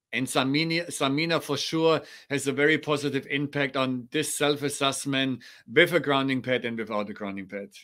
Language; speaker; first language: English; non-native, fluent; German